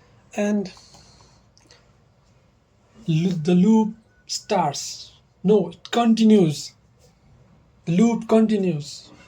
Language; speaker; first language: English; non-native, local second language; Nepali